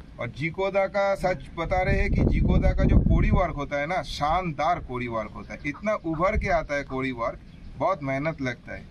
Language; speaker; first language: Hindi; non-native, local second language; Bangla